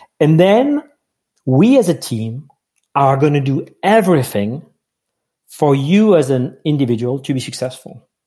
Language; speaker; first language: English; non-native, fluent; French